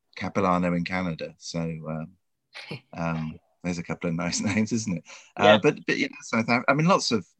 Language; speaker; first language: English; native; English